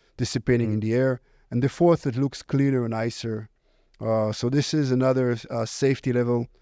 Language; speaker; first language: English; non-native, fluent; Hebrew